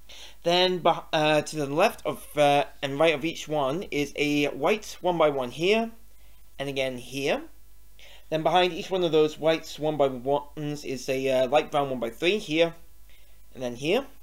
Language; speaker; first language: English; native; English